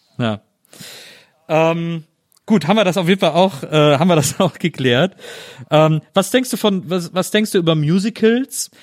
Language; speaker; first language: German; native; German